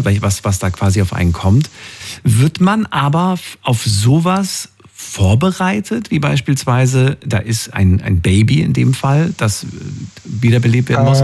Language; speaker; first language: German; native; German